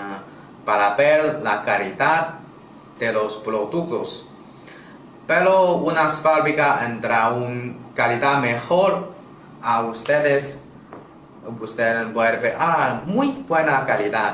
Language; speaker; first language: Spanish; non-native, learner; Chinese